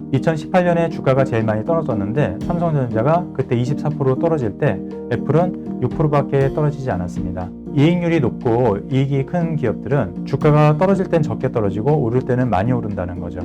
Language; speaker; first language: Korean; native; Korean